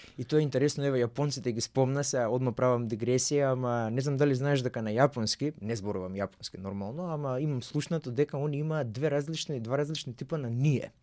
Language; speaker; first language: Macedonian; native; Macedonian